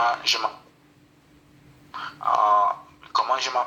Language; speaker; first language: French; non-native, local second language; Haitian Creole